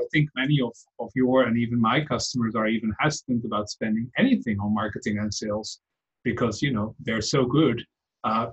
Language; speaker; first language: English; non-native, fluent; Dutch